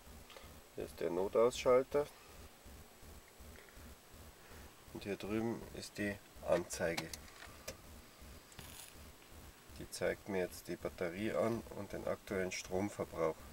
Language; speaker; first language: German; native; German